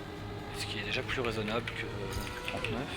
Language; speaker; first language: French; native; French